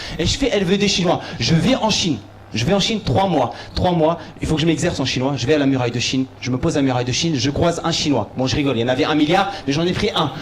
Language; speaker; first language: French; early bilingual, other home language; Arabic